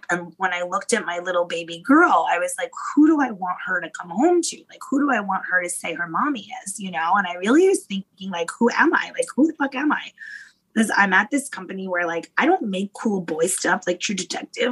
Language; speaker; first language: English; native; English